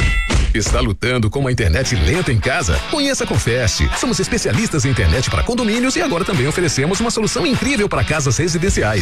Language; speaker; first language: Portuguese; native; Portuguese